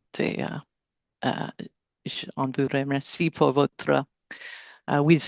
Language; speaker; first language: French; non-native, learner; English